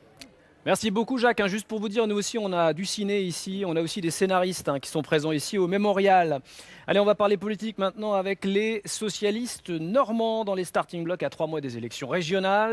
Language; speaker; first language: French; native; French